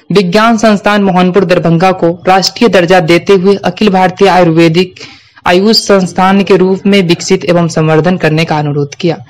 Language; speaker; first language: Hindi; native; Hindi